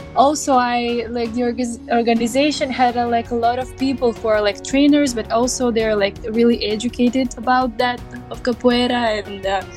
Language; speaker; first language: English; non-native, learner; Macedonian